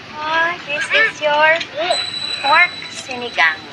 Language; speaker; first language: English; non-native, local second language; Filipino